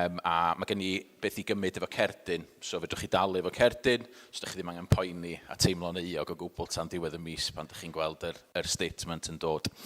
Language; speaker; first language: Welsh; native; Welsh